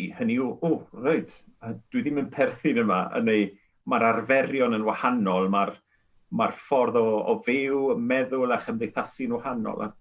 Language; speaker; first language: Welsh; non-native, fluent; Spanish